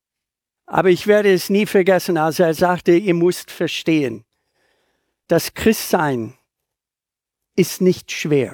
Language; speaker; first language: German; native; German